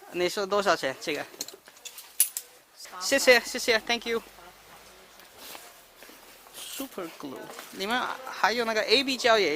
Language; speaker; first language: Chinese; non-native, fluent; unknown